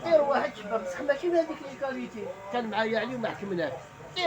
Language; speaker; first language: Arabic; native; Arabic